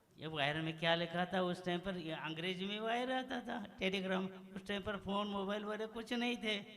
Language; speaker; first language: Hindi; non-native, local second language; Kannada